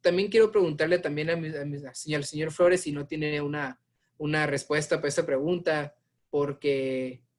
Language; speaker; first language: Spanish; early bilingual, heritage; Spanish